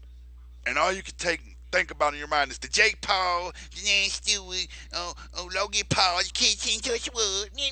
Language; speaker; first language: English; native; English